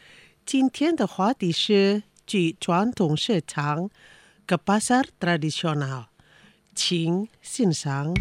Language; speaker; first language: Chinese; non-native, fluent; Indonesian